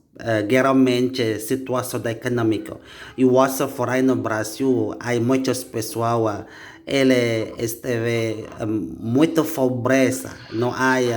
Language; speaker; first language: Portuguese; non-native, learner; Indonesian